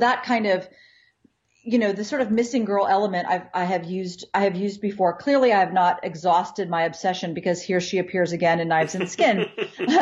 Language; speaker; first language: English; native; English